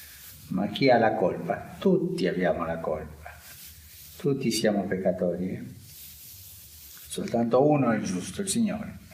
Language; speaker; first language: Italian; non-native, fluent; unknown